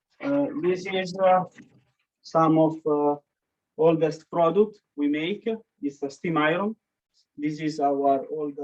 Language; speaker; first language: English; non-native, learner; Italian